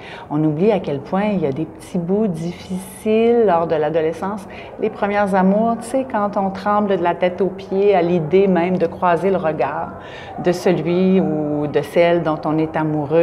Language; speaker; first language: French; native; French